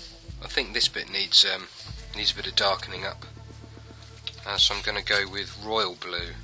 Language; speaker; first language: English; native; English